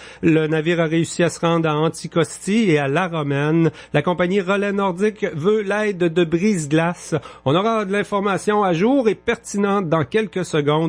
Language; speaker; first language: French; native; French